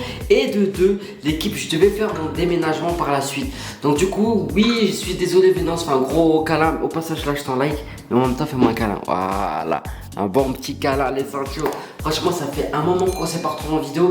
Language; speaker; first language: French; native; French